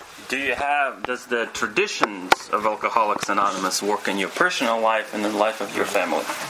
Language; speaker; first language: English; non-native, fluent; Russian